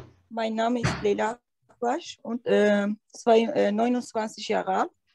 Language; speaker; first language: German; non-native, learner; Turkish